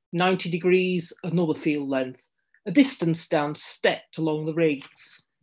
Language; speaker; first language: English; native; English